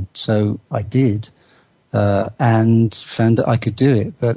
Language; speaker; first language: English; native; English